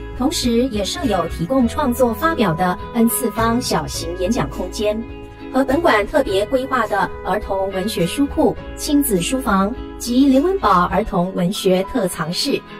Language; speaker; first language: Chinese; native; Chinese